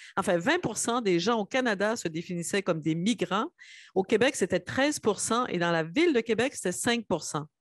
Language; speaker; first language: French; native; French